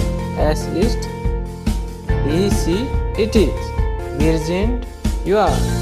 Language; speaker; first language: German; non-native, learner; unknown